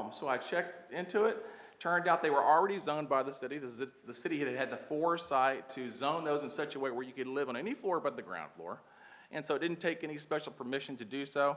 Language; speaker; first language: English; native; English